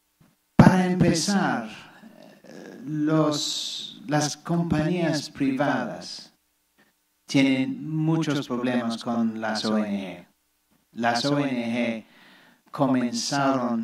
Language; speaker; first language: Spanish; non-native, fluent; English